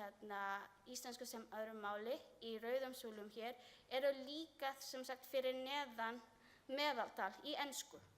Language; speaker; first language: Icelandic; non-native, learner; Filipino